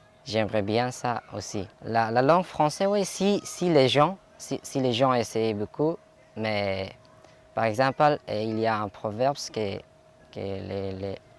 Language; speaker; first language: French; non-native, learner; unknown